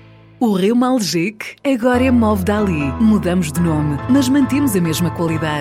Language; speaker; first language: Portuguese; native; Portuguese